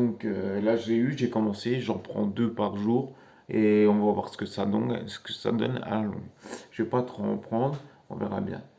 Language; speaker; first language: French; native; French